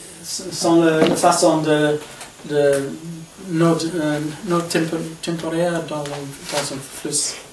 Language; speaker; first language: French; non-native, learner; English